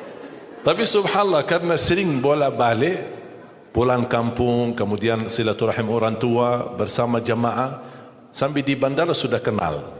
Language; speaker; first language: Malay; non-native, fluent; Arabic